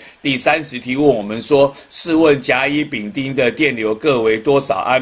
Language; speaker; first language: Chinese; native; Chinese